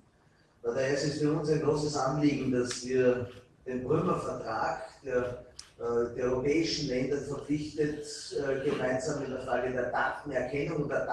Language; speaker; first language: German; native; German